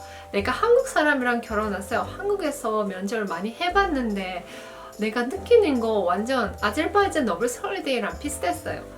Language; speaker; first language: Korean; non-native, fluent; Azerbaijani